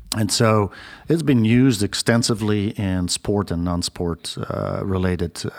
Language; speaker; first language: English; non-native, fluent; Dutch